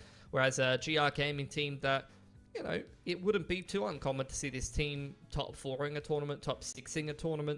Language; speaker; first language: English; native; English